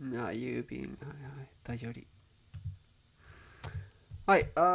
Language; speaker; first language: Japanese; non-native, learner; English